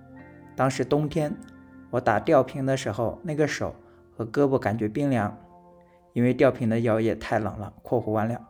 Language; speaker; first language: Chinese; native; Chinese